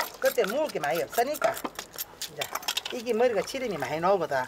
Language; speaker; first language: Korean; native; Korean